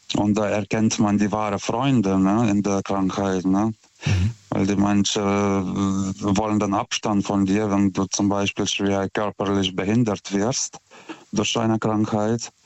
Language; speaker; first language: German; non-native, fluent; Lithuanian